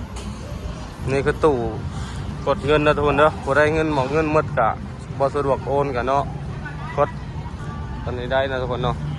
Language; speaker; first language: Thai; non-native, local second language; Northeastern Thai